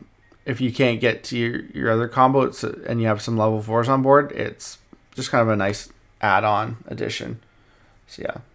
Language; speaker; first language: English; native; English